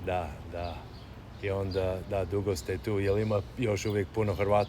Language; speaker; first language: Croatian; early bilingual, heritage; English